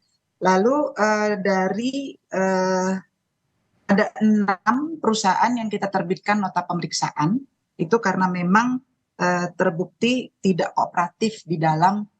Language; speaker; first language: Indonesian; native; Indonesian